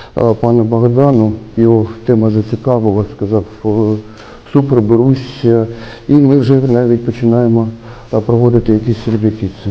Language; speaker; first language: Ukrainian; non-native, local second language; Russian